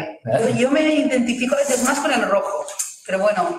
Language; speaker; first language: Spanish; native; Spanish